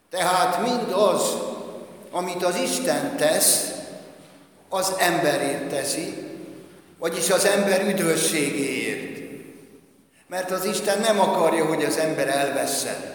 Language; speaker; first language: Hungarian; native; Hungarian